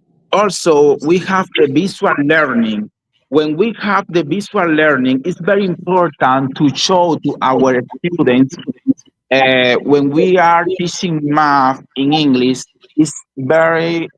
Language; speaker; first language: English; non-native, learner; Spanish